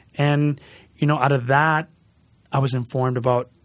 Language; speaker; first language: English; early bilingual, other home language; Spanish